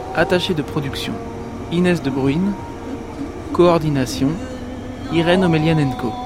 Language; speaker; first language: French; native; French